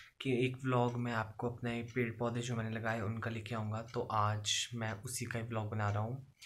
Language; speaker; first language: Hindi; native; Hindi